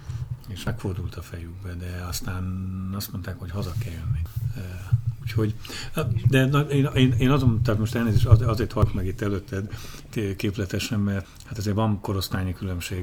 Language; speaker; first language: Hungarian; native; Hungarian